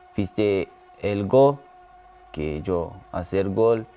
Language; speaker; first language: Spanish; non-native, learner; Portuguese